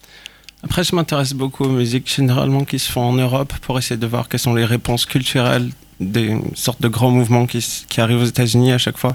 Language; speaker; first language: French; native; French